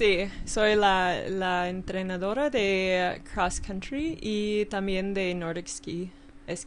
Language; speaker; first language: Spanish; non-native, learner; English